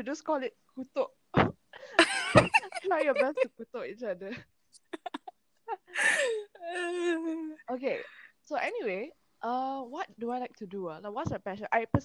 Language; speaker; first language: English; non-native, local second language; Malay